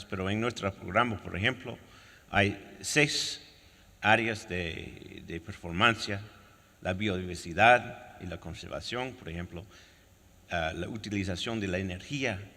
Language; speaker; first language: Spanish; non-native, fluent; French